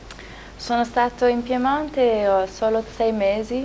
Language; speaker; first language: Italian; non-native, fluent; French